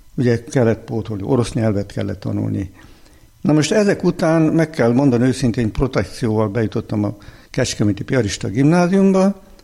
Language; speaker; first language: Hungarian; native; Hungarian